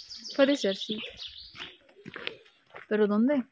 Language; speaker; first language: Spanish; non-native, learner; Filipino